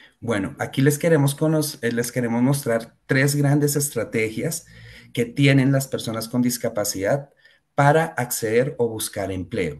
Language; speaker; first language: Spanish; native; Spanish